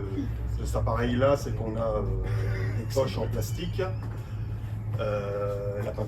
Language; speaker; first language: French; native; French